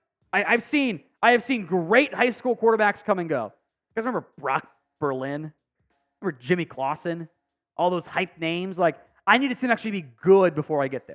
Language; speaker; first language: English; native; English